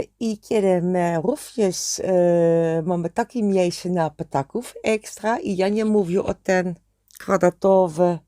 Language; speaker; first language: Polish; non-native, learner; Dutch